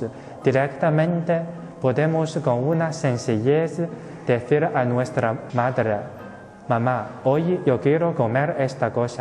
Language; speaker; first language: Spanish; non-native, fluent; Chinese